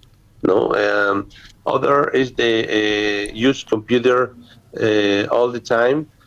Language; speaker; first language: English; non-native, learner; Spanish